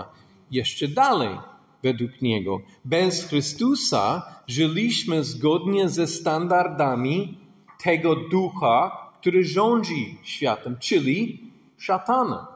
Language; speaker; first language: Polish; non-native, fluent; English